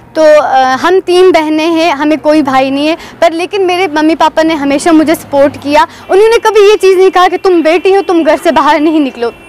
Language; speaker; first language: Hindi; non-native, local second language; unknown